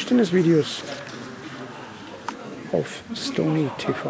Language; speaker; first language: German; native; German